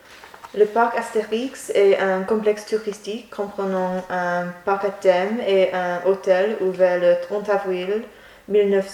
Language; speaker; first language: French; non-native, learner; English